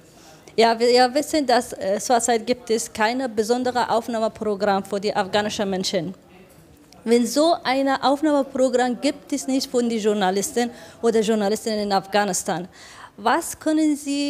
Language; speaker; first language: German; non-native, fluent; Persian